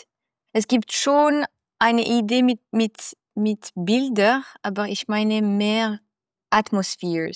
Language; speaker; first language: German; non-native, local second language; French